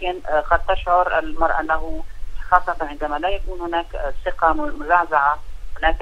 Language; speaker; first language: Arabic; native; Arabic